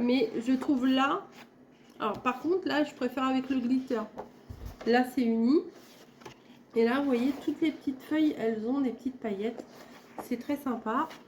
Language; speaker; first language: French; native; French